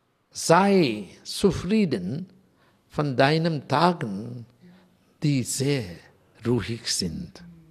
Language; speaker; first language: German; non-native, fluent; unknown